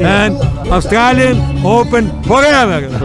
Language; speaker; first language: English; non-native, learner; Ukrainian